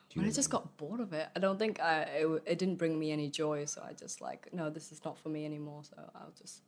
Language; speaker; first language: English; early bilingual, other home language; Vietnamese